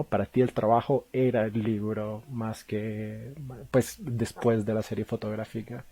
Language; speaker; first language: Spanish; native; Spanish